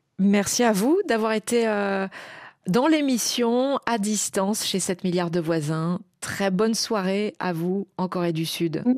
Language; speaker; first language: French; native; French